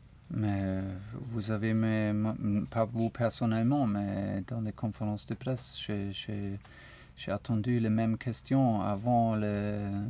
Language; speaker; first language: French; non-native, learner; German